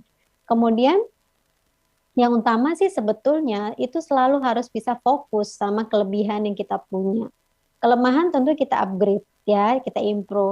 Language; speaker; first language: Indonesian; native; Indonesian